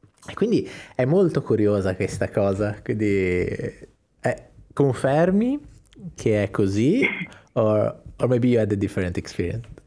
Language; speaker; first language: Italian; native; Italian